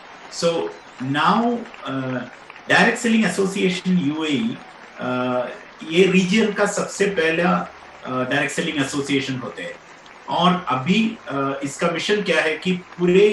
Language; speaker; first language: Hindi; non-native, local second language; Malayalam